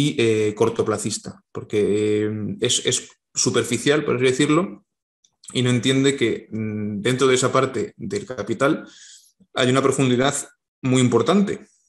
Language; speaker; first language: Spanish; native; Spanish